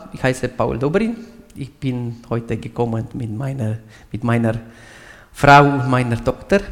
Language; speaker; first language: German; non-native, fluent; Romanian